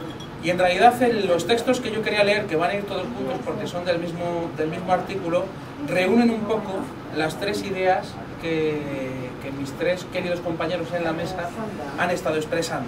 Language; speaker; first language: Spanish; native; Spanish